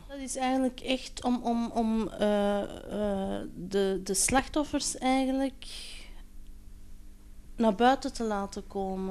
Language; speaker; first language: Dutch; non-native, local second language; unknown